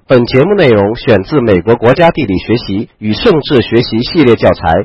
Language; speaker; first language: Chinese; native; Chinese